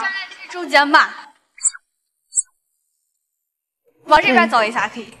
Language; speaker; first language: Chinese; native; Chinese